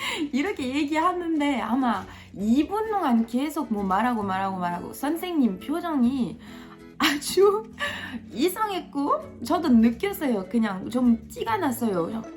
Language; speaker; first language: Korean; non-native, fluent; French